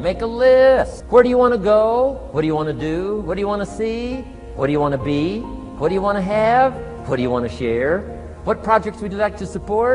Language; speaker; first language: English; native; English